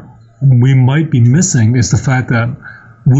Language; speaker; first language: English; non-native, local second language; Cantonese